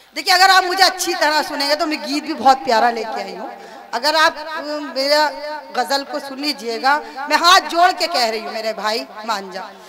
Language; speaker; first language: Hindi; native; Hindi